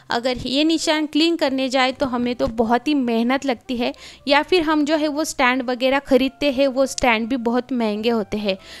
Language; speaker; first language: Hindi; non-native, local second language; Marathi